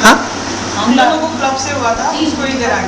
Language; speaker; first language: Hindi; non-native, fluent; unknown